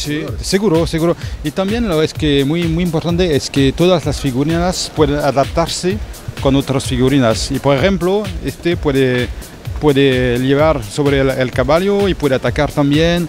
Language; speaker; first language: Spanish; non-native, fluent; French